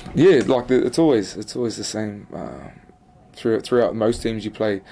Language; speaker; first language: English; native; English